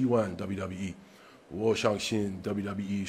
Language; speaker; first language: Chinese; non-native, learner; English